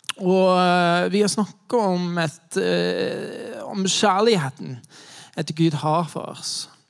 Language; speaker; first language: Norwegian; non-native, fluent; English